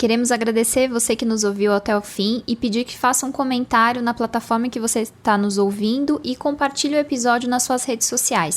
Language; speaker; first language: Portuguese; native; Portuguese